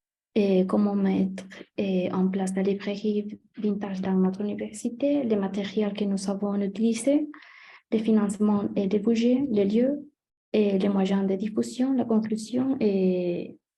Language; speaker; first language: French; non-native, learner; Spanish